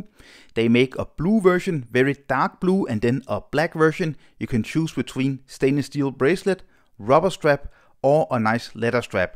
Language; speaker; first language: English; non-native, fluent; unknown